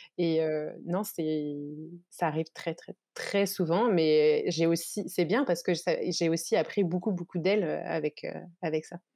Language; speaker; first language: French; native; French